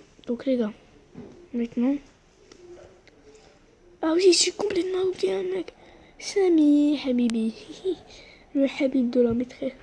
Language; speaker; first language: French; non-native, local second language; Arabic